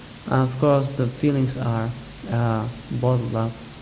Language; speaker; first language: English; non-native, fluent; Czech